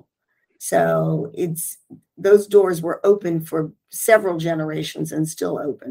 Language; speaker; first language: English; native; English